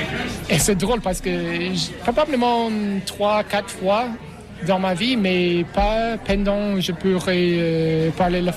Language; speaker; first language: French; non-native, learner; English